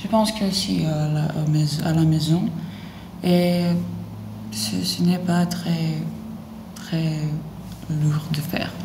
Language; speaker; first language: French; non-native, learner; Lithuanian